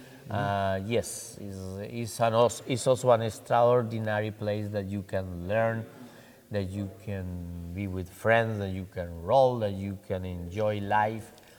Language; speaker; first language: English; non-native, fluent; Spanish